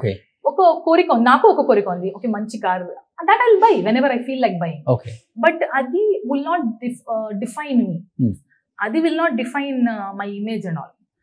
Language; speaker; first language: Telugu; non-native, learner; Tulu